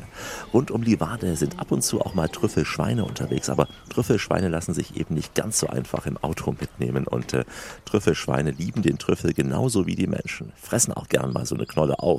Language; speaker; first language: German; native; German